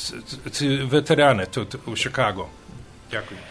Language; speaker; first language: Ukrainian; early bilingual, heritage; Ukrainian